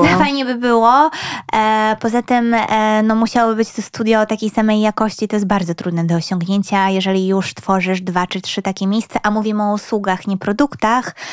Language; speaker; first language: Polish; early bilingual, heritage; Polish